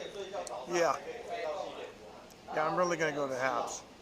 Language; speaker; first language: English; native; English